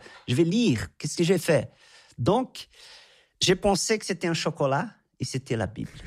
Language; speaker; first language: French; non-native, fluent; Portuguese